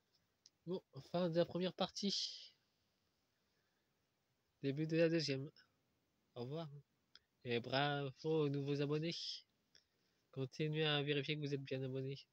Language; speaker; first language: French; native; French